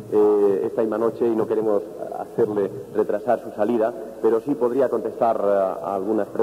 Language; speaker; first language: Spanish; native; Spanish